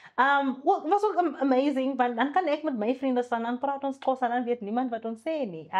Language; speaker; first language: Afrikaans; non-native, local second language; Xhosa